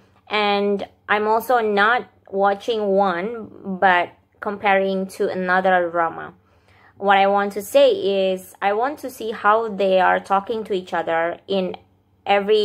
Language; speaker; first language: English; non-native, fluent; Indonesian